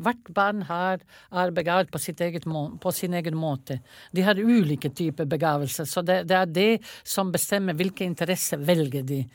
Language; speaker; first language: Norwegian; non-native, fluent; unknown